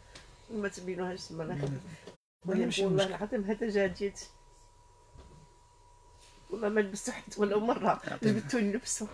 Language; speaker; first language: Arabic; native; Arabic